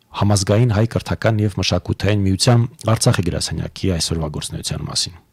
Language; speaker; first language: Armenian; native; Armenian